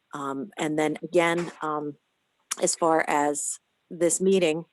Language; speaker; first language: English; native; English